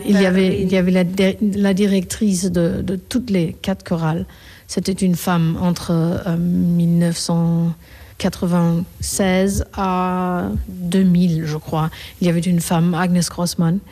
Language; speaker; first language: French; non-native, fluent; Korean